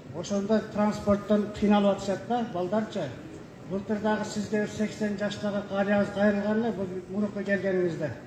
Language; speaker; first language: Kyrgyz; native; Kyrgyz